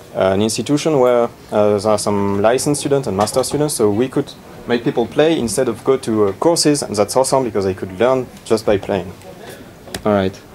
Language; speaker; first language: English; non-native, fluent; French